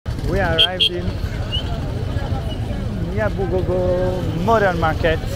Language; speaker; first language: English; non-native, fluent; French